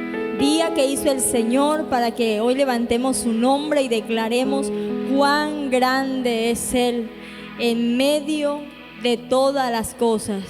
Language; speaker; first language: Spanish; native; Spanish